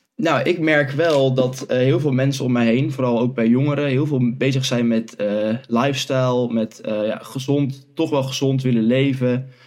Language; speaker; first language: Dutch; native; Dutch